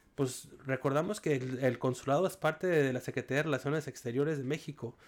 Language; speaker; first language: Spanish; native; Spanish